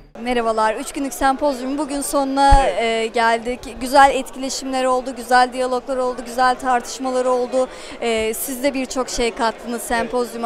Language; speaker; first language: Turkish; native; Turkish